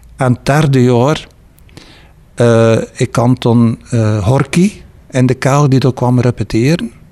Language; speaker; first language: Dutch; native; Dutch